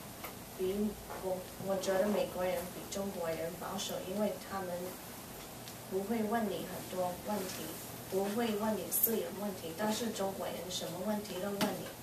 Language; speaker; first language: Chinese; early bilingual, heritage; Chinese